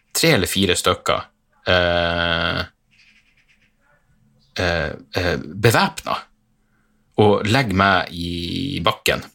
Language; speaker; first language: Norwegian; native; Norwegian